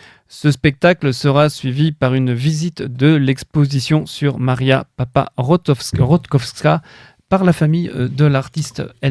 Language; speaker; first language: French; native; French